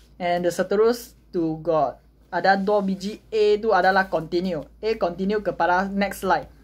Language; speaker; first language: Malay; non-native, local second language; Chinese